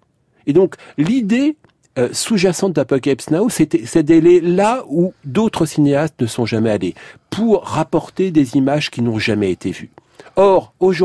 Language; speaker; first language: French; native; French